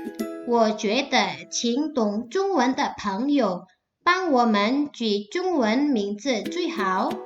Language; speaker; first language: Chinese; non-native, fluent; Indonesian